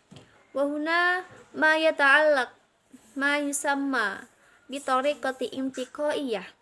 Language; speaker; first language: Arabic; non-native, learner; Indonesian